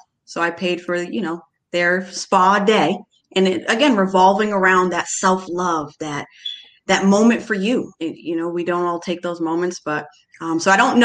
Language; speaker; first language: English; native; English